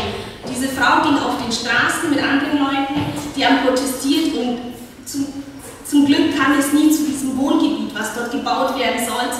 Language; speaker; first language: German; non-native, fluent; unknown